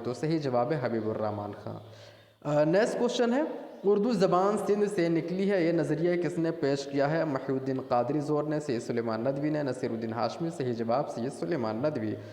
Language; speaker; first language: Urdu; native; Urdu